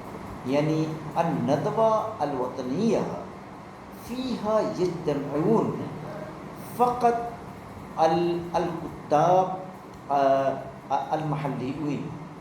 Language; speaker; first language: Arabic; non-native, fluent; Urdu